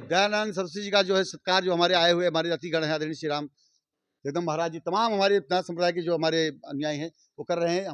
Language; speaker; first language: Hindi; native; Hindi